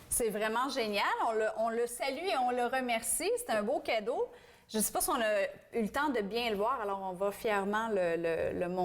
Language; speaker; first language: French; native; French